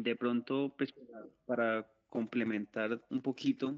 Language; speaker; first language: Spanish; native; Spanish